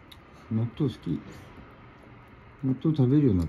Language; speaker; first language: Japanese; native; Japanese